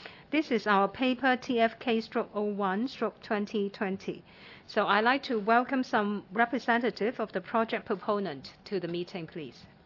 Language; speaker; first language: English; non-native, local second language; Cantonese